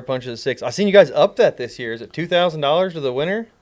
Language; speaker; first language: English; native; English